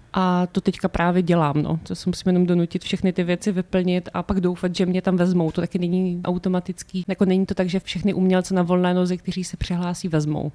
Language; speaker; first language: Czech; native; Czech